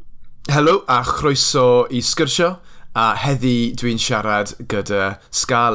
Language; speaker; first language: Welsh; non-native, local second language; English